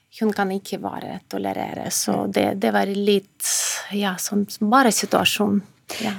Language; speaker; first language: Norwegian; non-native, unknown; Ukrainian